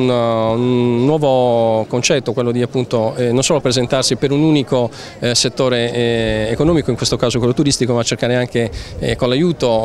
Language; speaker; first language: Italian; native; Italian